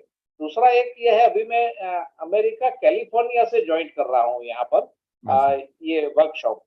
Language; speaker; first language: Hindi; non-native, local second language; Gujarati